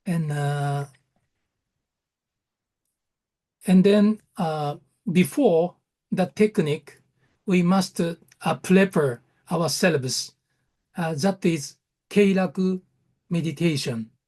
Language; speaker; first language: English; non-native, learner; Japanese